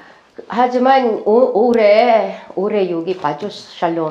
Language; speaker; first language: Korean; non-native, learner; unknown